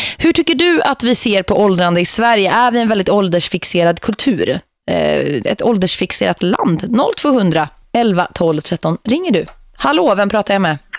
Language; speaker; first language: Swedish; native; Swedish